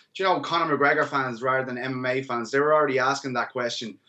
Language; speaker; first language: English; native; English